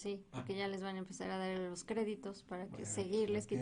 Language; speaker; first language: Spanish; native; Spanish